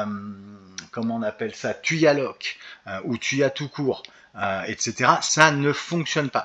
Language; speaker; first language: French; native; French